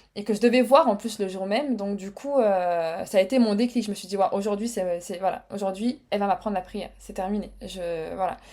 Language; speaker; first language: French; early bilingual, other home language; Arabic